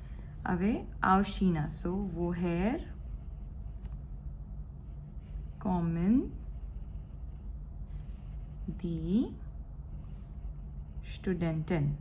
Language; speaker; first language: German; non-native, fluent; Gujarati